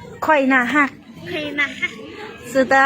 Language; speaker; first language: Chinese; non-native, fluent; Lao